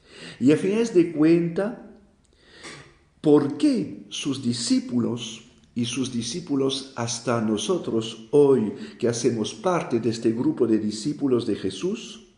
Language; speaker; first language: Spanish; non-native, fluent; French